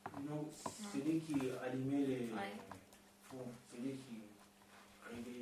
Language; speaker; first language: French; non-native, learner; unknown